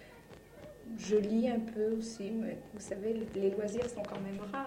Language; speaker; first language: French; native; French